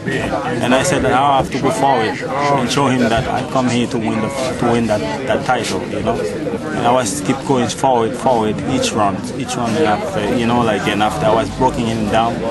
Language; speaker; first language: English; non-native, fluent; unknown